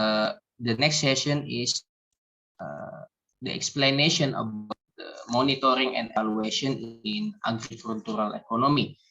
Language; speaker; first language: English; non-native, learner; Indonesian